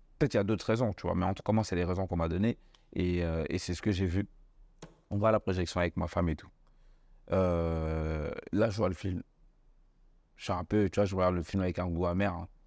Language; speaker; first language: French; early bilingual, other home language; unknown